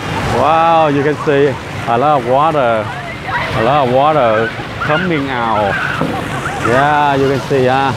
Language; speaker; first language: English; non-native, learner; Vietnamese